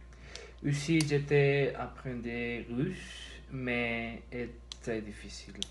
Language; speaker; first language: French; non-native, learner; Spanish